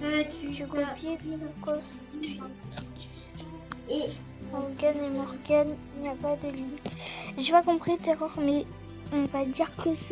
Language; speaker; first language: French; native; French